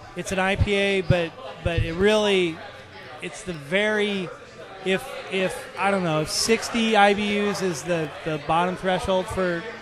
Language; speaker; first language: English; native; English